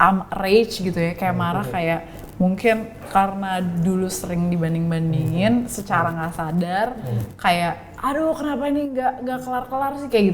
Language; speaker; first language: Indonesian; native; Indonesian